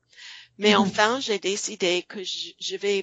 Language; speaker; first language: French; non-native, fluent; English